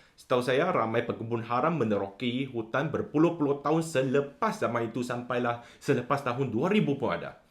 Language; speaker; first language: Malay; non-native, local second language; Chinese